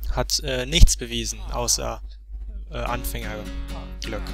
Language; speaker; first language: German; native; German